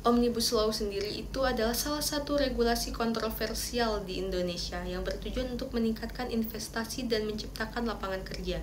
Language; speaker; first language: Indonesian; native; Indonesian